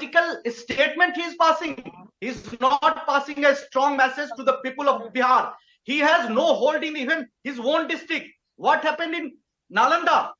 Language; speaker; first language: English; non-native, local second language; Hindi